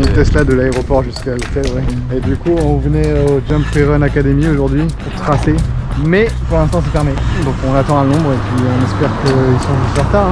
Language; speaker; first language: French; native; French